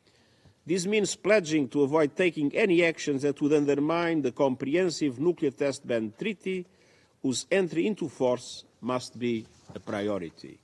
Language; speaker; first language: English; non-native, fluent; Portuguese